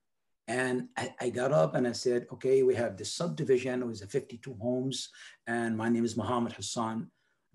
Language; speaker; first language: English; non-native, fluent; Arabic